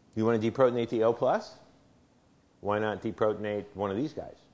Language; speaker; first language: English; native; English